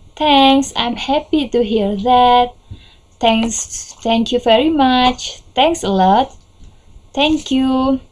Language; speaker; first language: English; non-native, learner; Indonesian